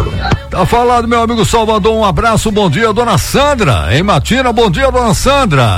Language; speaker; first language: Portuguese; native; Portuguese